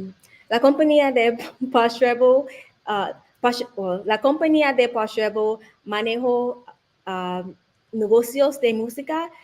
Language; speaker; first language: Spanish; non-native, learner; English